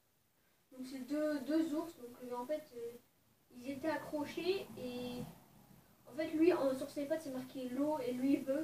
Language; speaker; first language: French; native; French